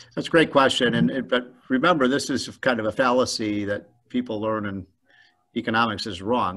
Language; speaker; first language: English; native; English